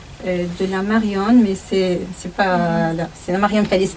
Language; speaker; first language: French; non-native, fluent; Arabic